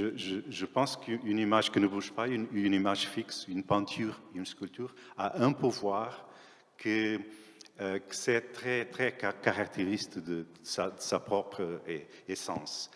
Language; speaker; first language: French; non-native, fluent; Portuguese